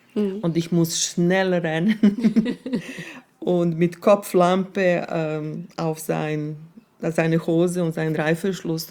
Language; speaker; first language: German; non-native, fluent; Serbian